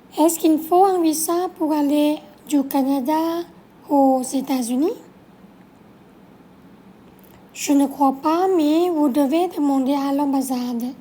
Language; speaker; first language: French; non-native, fluent; Thai